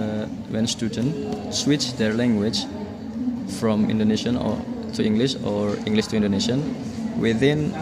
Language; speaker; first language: English; non-native, learner; Indonesian